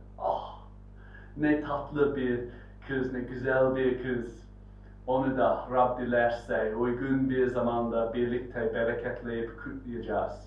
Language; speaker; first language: Turkish; non-native, fluent; English